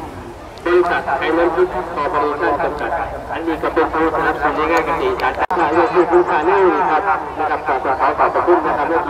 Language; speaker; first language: Thai; non-native, local second language; Northeastern Thai